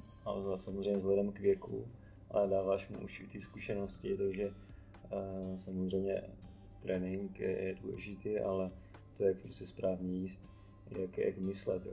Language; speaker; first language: Czech; native; Czech